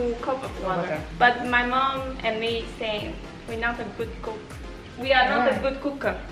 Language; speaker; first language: English; non-native, fluent; Vietnamese